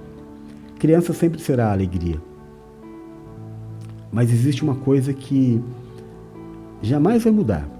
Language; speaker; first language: Portuguese; native; Portuguese